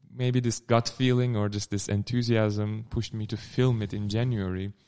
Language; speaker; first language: English; non-native, fluent; Turkish